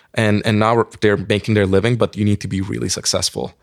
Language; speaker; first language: English; non-native, fluent; Turkish